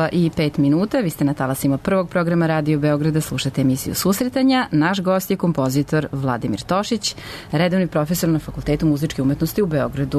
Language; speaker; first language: Serbian; native; Serbian